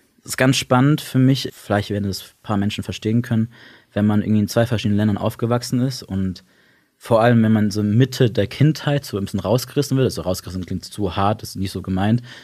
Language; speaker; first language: German; early bilingual, other home language; Italian